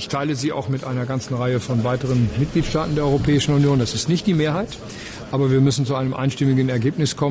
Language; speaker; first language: German; native; German